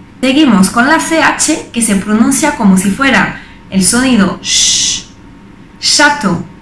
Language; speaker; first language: Spanish; non-native, fluent; French